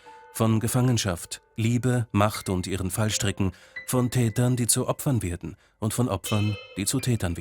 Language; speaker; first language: German; native; German